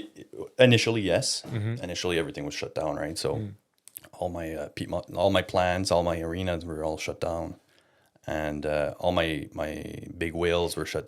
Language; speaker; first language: English; non-native, local second language; French